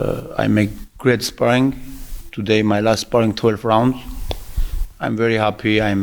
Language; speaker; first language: English; non-native, learner; French